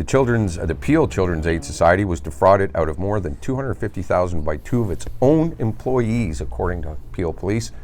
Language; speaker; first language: English; native; English